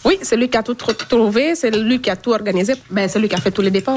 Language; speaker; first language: French; non-native, local second language; Fula